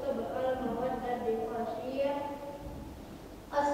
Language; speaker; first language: Arabic; non-native, learner; Indonesian